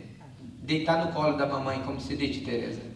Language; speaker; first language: Italian; non-native, learner; Portuguese